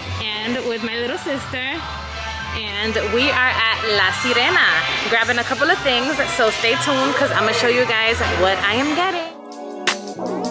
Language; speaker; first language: English; early bilingual, other home language; Spanish